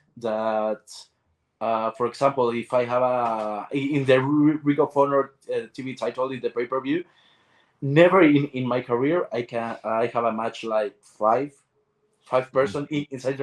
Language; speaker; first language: English; non-native, learner; Spanish